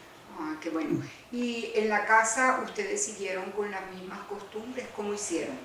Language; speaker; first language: Spanish; early bilingual, other home language; Greek